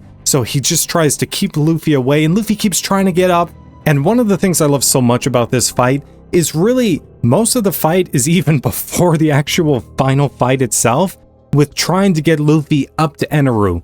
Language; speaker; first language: English; native; English